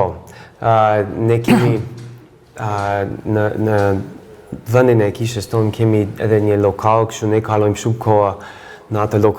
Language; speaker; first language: Albanian; non-native, fluent; English